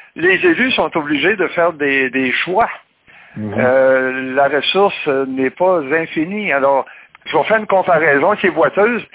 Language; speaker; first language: French; native; French